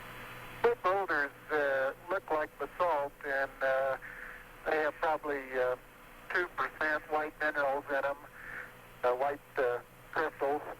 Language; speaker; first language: English; native; English